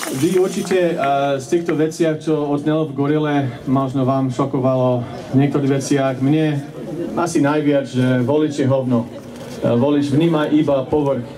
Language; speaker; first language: Slovak; non-native, fluent; English